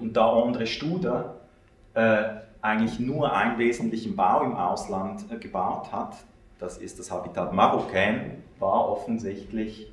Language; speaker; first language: German; native; German